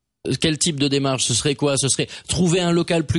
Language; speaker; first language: French; native; French